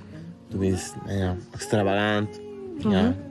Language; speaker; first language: German; non-native, learner; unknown